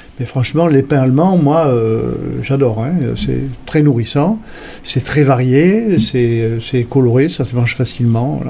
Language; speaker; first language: French; native; French